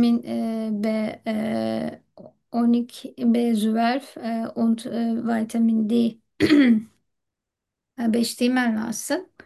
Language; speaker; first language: German; non-native, learner; Turkish